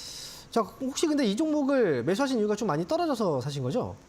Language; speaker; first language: Korean; native; Korean